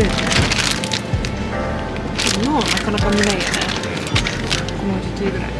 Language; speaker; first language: Japanese; non-native, fluent; Estonian